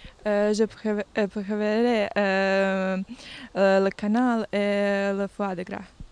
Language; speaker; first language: French; non-native, learner; Bosnian